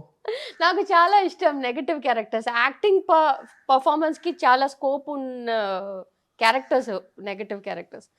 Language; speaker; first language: Telugu; non-native, learner; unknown